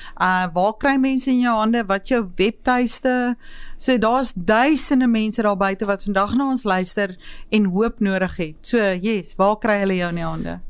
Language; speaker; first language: Afrikaans; native; Afrikaans